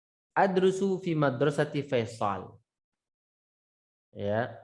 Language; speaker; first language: Arabic; non-native, fluent; Indonesian